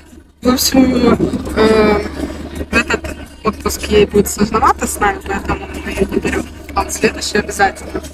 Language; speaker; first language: Russian; native; Russian